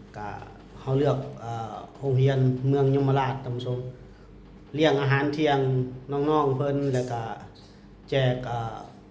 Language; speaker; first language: Lao; non-native, local second language; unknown